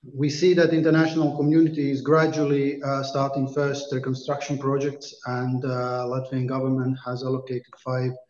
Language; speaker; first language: English; non-native, fluent; Latvian